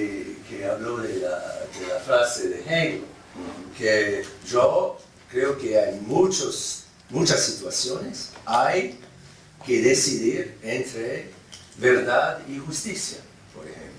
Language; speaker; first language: Spanish; non-native, fluent; English